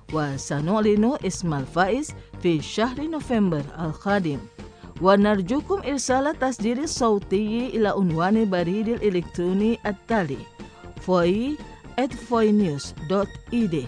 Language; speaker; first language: Arabic; non-native, fluent; Indonesian